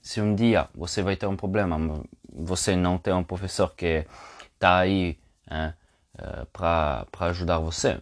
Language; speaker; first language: Portuguese; non-native, fluent; Italian